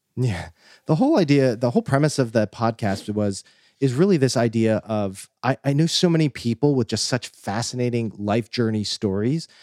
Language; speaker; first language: English; native; English